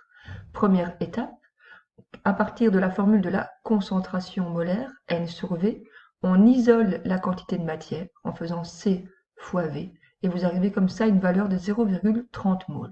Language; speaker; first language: French; native; French